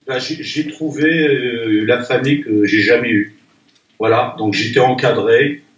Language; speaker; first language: French; non-native, local second language; Arabic